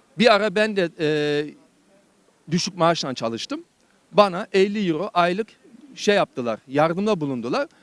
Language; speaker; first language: Turkish; early bilingual, heritage; Turkish